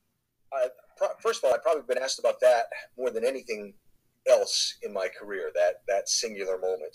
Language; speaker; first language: English; native; English